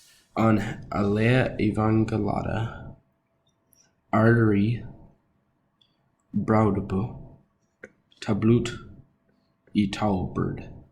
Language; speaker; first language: Spanish; non-native, learner; English